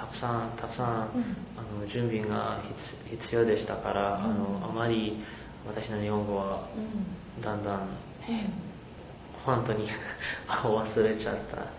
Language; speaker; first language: Japanese; non-native, learner; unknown